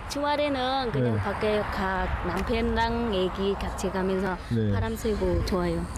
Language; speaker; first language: Korean; non-native, learner; Vietnamese